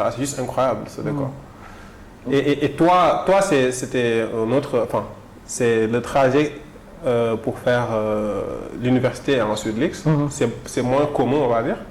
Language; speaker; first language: French; non-native, local second language; Wolof